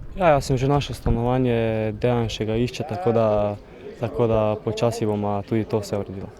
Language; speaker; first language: Slovenian; native; Slovenian